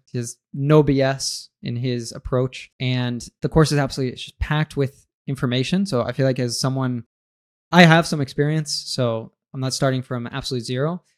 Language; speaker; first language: English; native; English